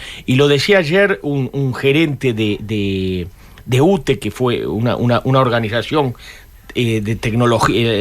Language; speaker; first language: Spanish; native; Spanish